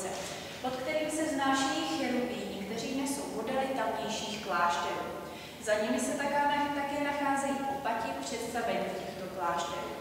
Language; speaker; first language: Czech; native; Czech